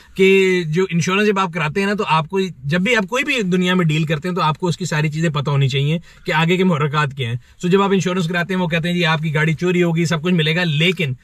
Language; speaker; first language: Urdu; non-native, local second language; Punjabi